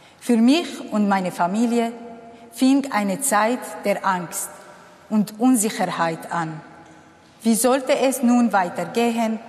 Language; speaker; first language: German; non-native, fluent; Kurdish